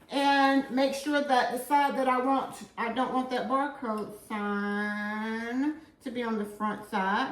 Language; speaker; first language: English; native; English